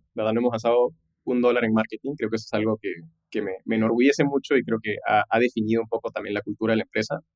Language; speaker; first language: Spanish; native; Spanish